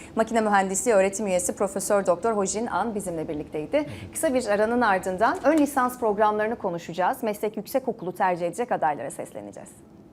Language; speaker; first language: Turkish; native; Turkish